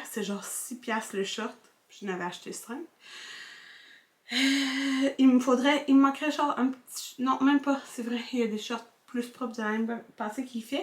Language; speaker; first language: French; native; French